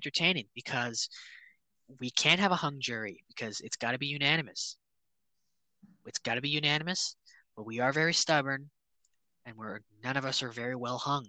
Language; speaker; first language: English; native; English